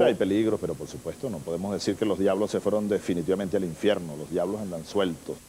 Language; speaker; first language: Spanish; native; Spanish